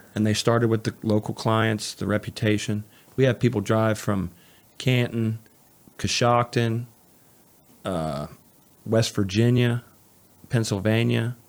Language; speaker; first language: English; native; English